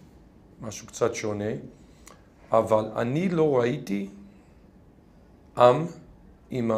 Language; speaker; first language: Hebrew; non-native, fluent; English